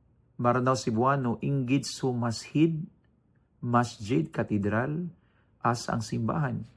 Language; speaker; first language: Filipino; non-native, local second language; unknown